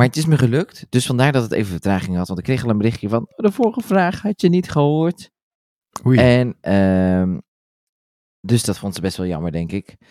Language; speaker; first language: Dutch; native; Dutch